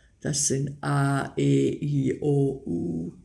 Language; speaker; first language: German; native; German